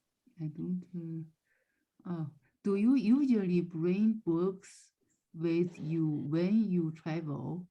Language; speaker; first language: English; non-native, learner; Chinese